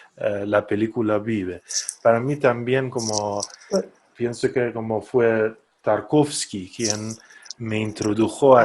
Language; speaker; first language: Spanish; non-native, fluent; Persian